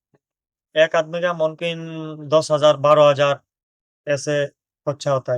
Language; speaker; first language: Hindi; non-native, learner; Bangla